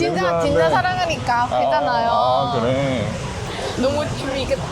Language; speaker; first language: Korean; non-native, learner; Vietnamese